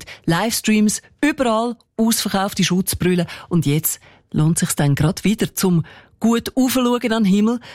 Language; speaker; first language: German; native; German